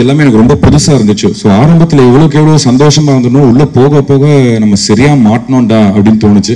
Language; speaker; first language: Tamil; native; Tamil